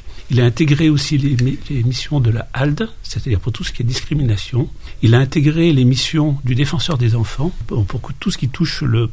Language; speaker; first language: French; native; French